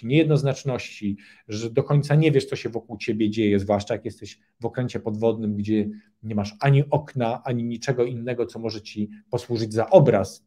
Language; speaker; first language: Polish; native; Polish